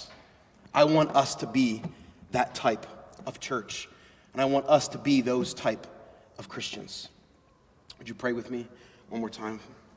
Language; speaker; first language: English; native; English